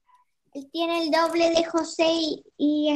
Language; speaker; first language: Spanish; native; Spanish